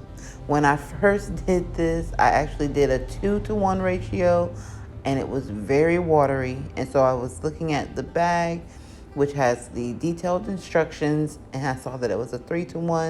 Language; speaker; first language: English; native; English